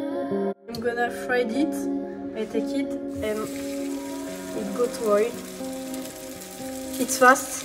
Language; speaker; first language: English; non-native, learner; French